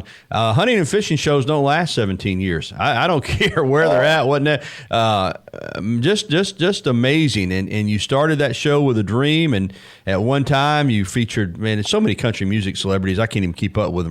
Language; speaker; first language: English; native; English